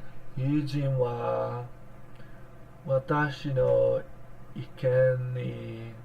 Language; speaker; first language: Japanese; non-native, learner; English